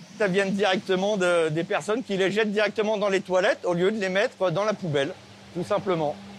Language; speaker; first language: French; native; French